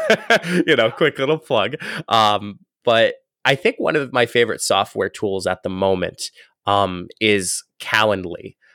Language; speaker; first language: English; native; English